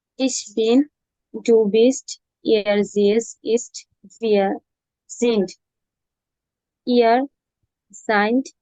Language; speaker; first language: German; non-native, learner; Bangla